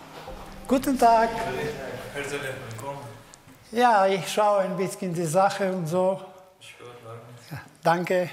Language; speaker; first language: German; non-native, learner; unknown